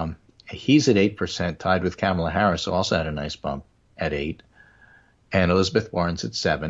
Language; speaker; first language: English; native; English